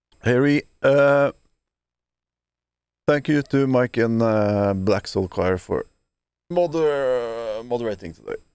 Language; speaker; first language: English; non-native, fluent; Norwegian